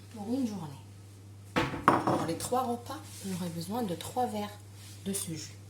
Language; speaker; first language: French; non-native, local second language; Arabic